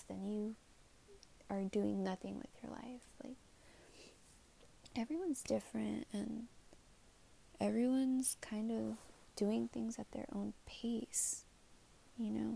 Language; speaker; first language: English; native; English